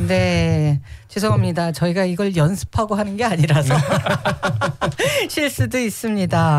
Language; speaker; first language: Korean; native; Korean